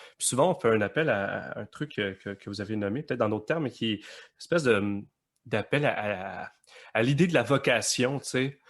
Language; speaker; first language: French; native; French